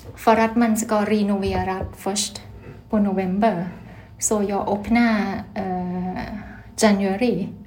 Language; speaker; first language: Swedish; non-native, learner; Thai